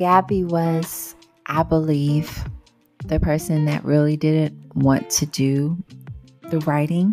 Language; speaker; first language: English; native; English